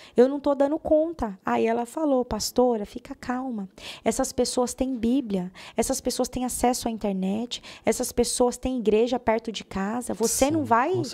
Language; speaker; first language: Portuguese; native; Portuguese